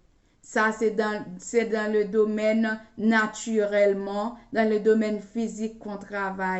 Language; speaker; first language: French; non-native, local second language; Haitian Creole